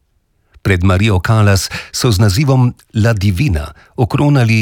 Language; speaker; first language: Slovenian; native; Slovenian